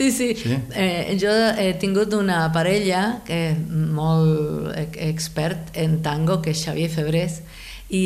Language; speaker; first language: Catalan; non-native, fluent; Spanish